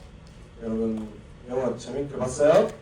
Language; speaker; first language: Korean; non-native, learner; Japanese